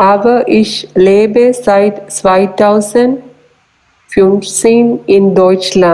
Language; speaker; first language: German; non-native, learner; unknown